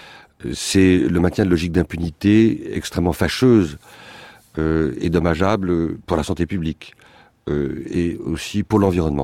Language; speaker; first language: French; native; French